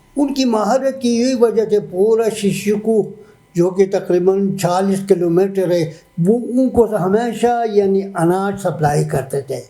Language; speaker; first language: Urdu; non-native, local second language; Persian